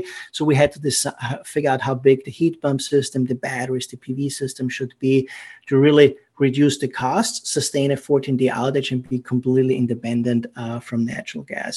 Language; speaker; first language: English; non-native, fluent; German